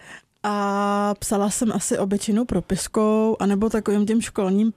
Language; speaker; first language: Czech; native; Czech